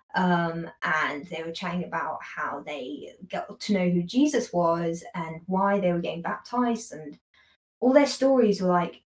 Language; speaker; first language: English; native; English